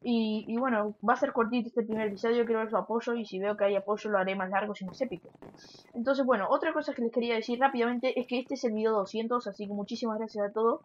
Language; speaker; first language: Spanish; native; Spanish